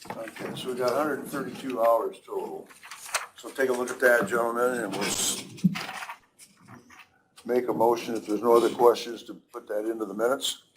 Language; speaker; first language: English; native; English